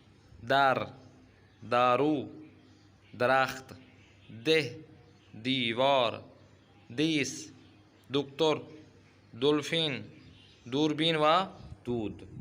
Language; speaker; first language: Persian; non-native, fluent; Urdu